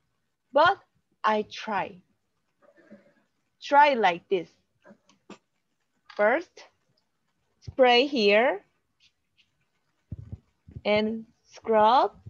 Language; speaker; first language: English; non-native, learner; Korean